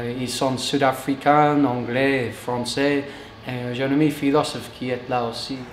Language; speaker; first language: French; non-native, learner; English